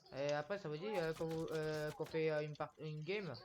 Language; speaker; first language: French; native; French